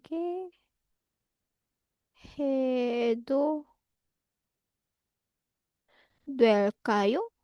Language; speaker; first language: Korean; non-native, fluent; Indonesian